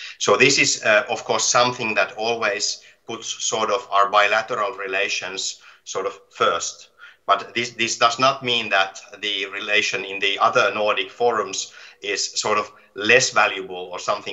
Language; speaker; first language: English; non-native, fluent; Finnish